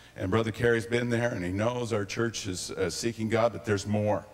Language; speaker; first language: English; native; English